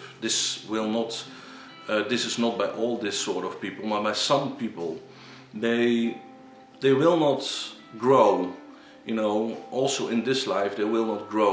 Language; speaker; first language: English; non-native, learner; Dutch